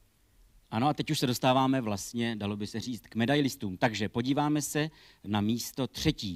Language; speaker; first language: Czech; native; Czech